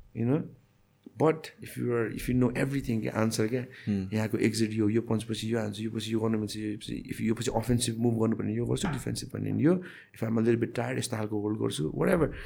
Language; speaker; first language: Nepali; native; Nepali